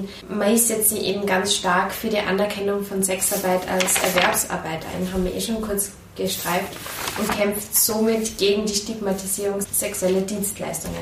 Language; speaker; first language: German; native; German